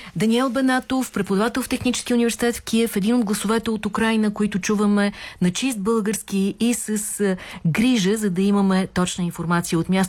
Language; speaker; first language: Bulgarian; native; Bulgarian